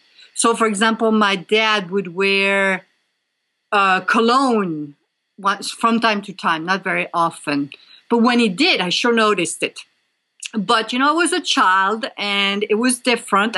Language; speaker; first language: English; non-native, fluent; French